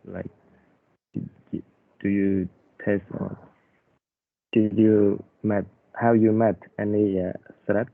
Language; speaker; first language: English; non-native, fluent; Khmer